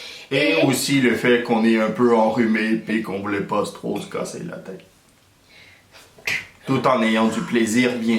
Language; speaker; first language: French; native; French